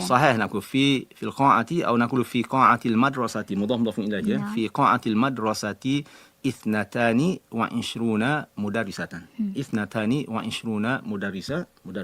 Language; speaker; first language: Arabic; non-native, fluent; Malay